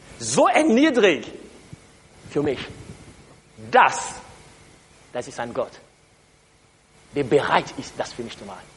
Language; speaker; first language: German; non-native, learner; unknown